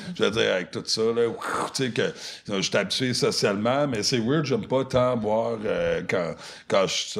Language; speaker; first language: French; non-native, local second language; English